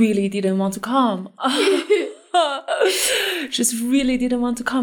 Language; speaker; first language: English; non-native, fluent; Chinese